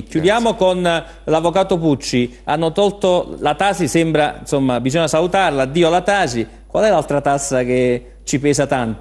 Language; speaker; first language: Italian; native; Italian